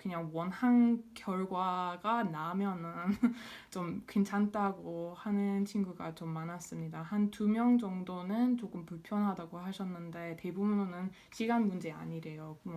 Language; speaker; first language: Korean; non-native, fluent; English